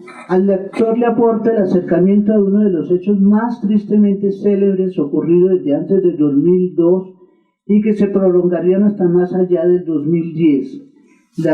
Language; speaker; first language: Spanish; native; Spanish